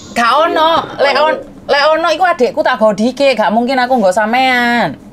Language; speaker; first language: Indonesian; non-native, local second language; Madurese